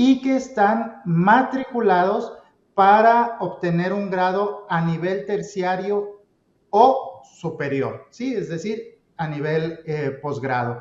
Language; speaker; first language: Spanish; native; Spanish